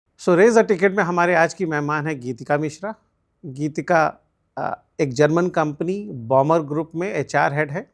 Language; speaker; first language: Hindi; native; Hindi